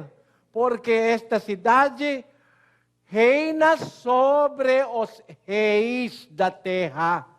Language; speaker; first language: Portuguese; non-native, learner; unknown